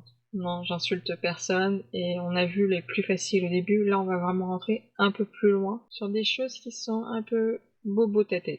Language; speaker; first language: French; native; French